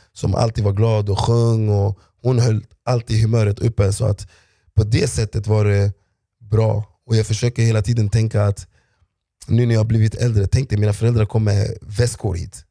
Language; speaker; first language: Swedish; early bilingual, other home language; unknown